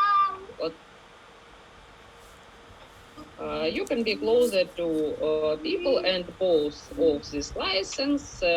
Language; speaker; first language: English; non-native, learner; Ukrainian